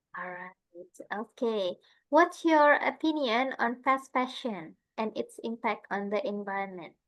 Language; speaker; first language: English; non-native, fluent; Indonesian